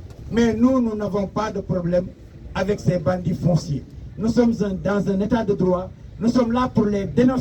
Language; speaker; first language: French; non-native, local second language; Wolof